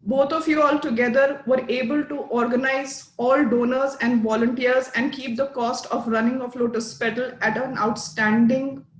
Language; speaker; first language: English; non-native, local second language; Hindi